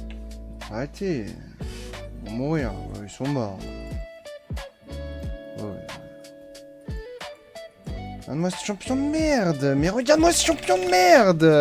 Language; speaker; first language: French; native; French